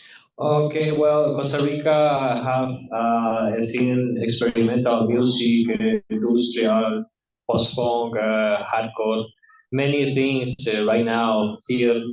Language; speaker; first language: English; non-native, learner; Spanish